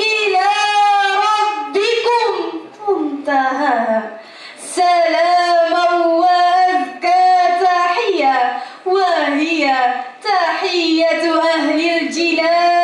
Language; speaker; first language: Arabic; non-native, learner; Indonesian